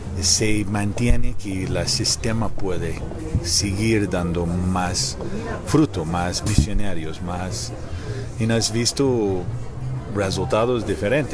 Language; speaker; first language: Spanish; non-native, learner; English